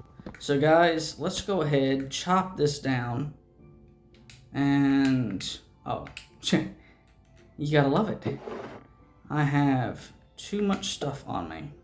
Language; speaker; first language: English; native; English